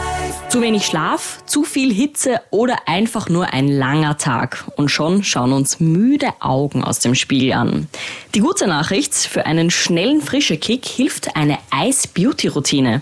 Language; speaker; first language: German; native; German